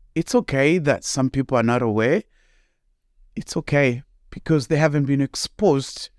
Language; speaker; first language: English; non-native, local second language; Shona